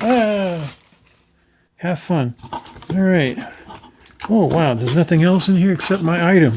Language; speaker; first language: English; native; English